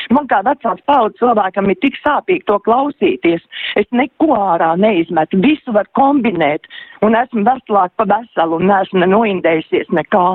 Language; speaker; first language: Latvian; native; Latvian